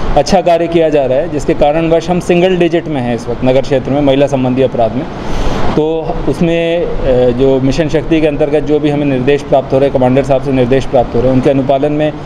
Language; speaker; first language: Hindi; native; Hindi